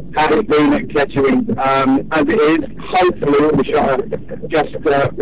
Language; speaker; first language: English; native; English